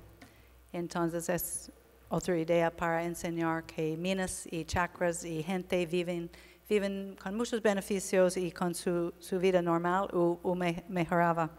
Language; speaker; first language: Spanish; non-native, learner; English